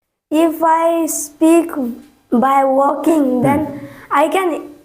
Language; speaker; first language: English; non-native, learner; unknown